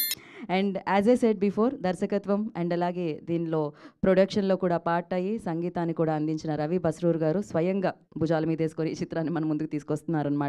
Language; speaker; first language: Telugu; native; Telugu